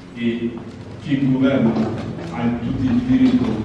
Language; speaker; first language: Italian; non-native, fluent; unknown